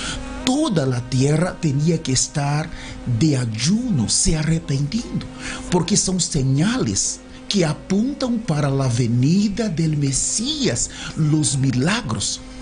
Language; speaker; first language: Spanish; non-native, learner; Portuguese